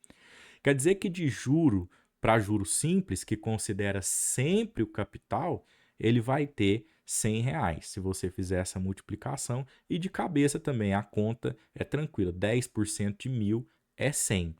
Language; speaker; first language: Portuguese; native; Portuguese